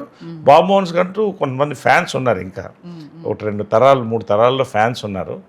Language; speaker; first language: Telugu; native; Telugu